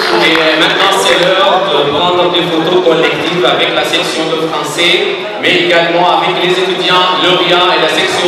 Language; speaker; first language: French; non-native, learner; Arabic